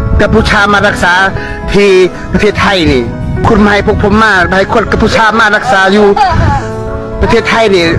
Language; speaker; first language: Thai; non-native, fluent; Khmer